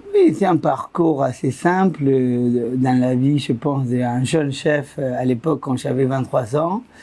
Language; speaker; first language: French; non-native, fluent; Spanish